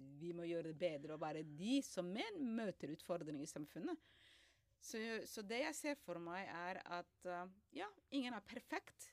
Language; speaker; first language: Norwegian; non-native, fluent; Somali